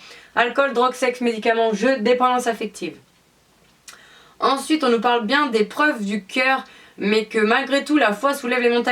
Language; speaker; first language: French; native; French